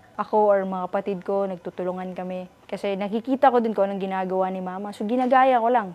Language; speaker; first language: Filipino; native; Filipino